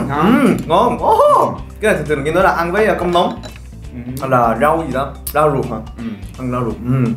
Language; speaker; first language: Vietnamese; non-native, fluent; Korean